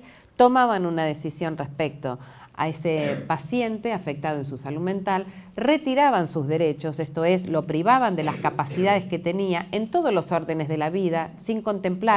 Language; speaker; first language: Spanish; native; Spanish